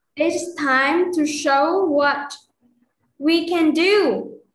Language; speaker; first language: English; non-native, fluent; Vietnamese